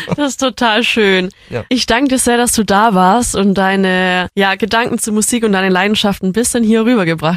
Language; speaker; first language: German; native; German